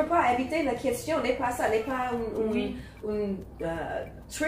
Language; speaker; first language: French; non-native, learner; English